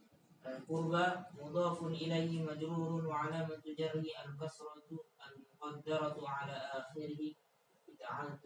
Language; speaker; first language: Arabic; non-native, learner; Indonesian